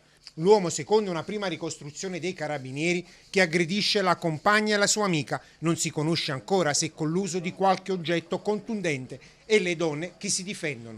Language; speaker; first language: Italian; native; Italian